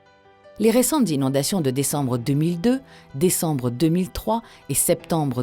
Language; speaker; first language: French; native; French